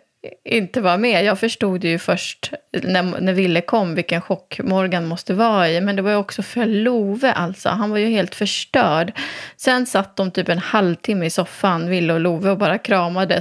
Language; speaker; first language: Swedish; native; Swedish